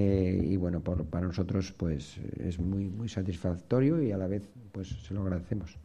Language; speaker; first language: Spanish; native; Spanish